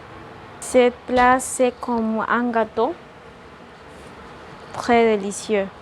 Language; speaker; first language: French; non-native, learner; Spanish